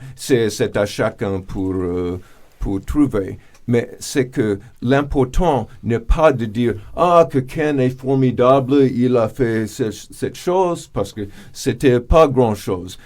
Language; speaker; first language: French; non-native, fluent; English